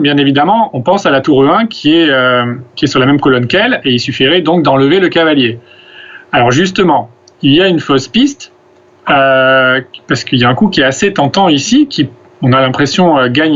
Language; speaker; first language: French; native; French